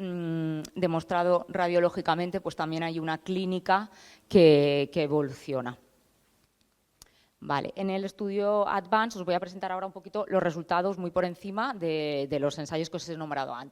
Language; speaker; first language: Spanish; native; Spanish